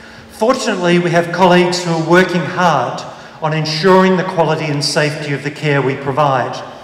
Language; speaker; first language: English; native; English